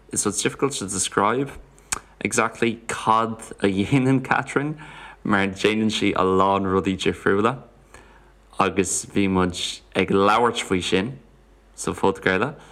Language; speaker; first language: Irish; non-native, local second language; English